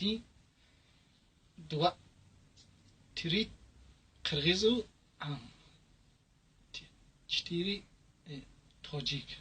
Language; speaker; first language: Russian; non-native, learner; Tajik